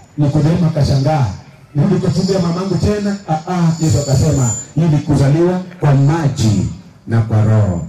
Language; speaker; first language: Swahili; non-native, local second language; Gusii